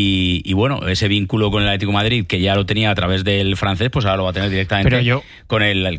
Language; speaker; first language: Spanish; native; Spanish